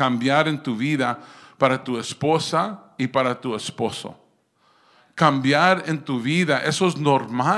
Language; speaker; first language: Spanish; early bilingual, heritage; Spanish